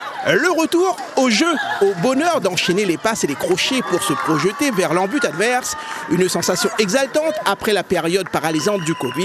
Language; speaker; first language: French; native; French